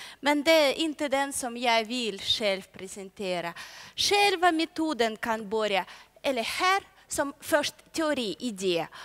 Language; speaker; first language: Swedish; non-native, learner; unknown